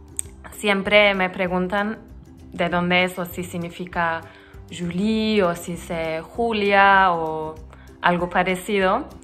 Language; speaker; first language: Spanish; non-native, fluent; Turkish